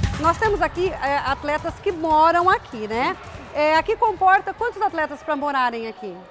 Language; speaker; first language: Portuguese; native; Portuguese